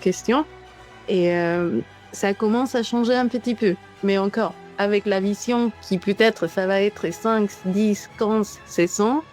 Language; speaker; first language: French; non-native, fluent; Spanish